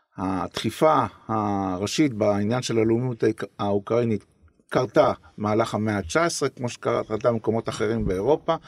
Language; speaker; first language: Hebrew; native; Hebrew